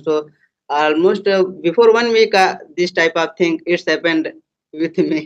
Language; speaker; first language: English; non-native, learner; Hindi